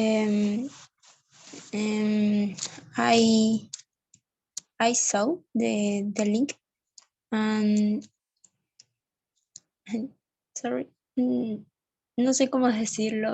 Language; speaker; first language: English; non-native, learner; Spanish